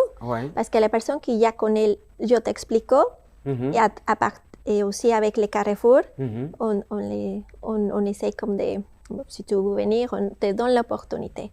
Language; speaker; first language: French; non-native, fluent; Spanish